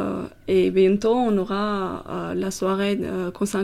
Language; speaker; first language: French; non-native, fluent; Armenian